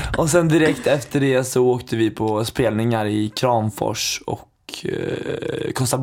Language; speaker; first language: Swedish; native; Swedish